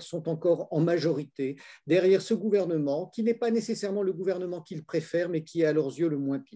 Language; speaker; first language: French; native; French